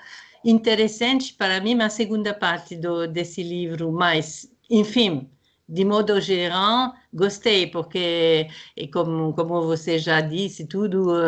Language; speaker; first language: Portuguese; non-native, fluent; French